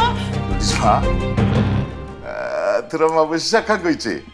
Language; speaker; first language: Korean; native; Korean